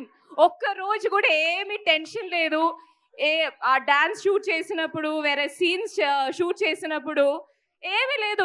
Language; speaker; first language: Telugu; non-native, local second language; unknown